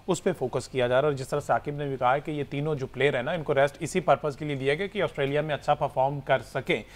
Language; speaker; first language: Urdu; non-native, local second language; Punjabi